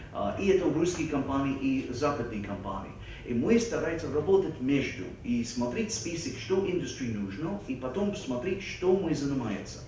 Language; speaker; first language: Russian; non-native, fluent; English